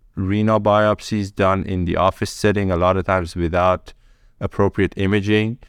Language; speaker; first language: English; early bilingual, other home language; Persian